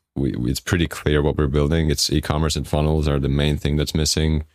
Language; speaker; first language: English; non-native, fluent; Estonian